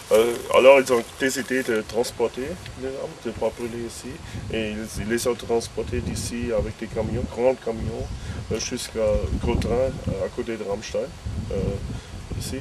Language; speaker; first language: French; non-native, fluent; German